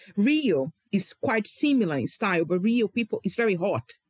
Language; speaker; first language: English; non-native, fluent; Portuguese